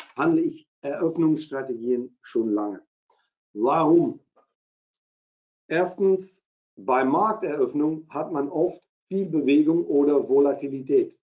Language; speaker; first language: German; non-native, local second language; Dutch